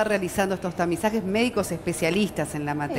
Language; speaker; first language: Spanish; native; Spanish